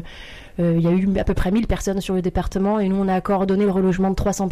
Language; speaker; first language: French; native; French